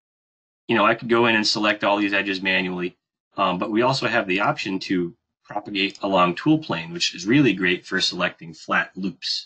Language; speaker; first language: English; native; English